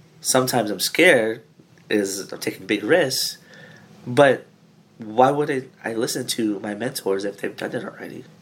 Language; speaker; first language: English; early bilingual, other home language; Filipino